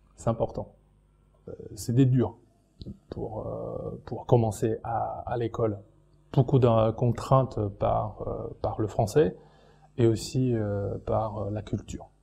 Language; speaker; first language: French; non-native, fluent; Chinese